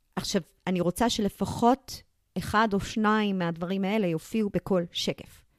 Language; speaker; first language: Hebrew; early bilingual, other home language; English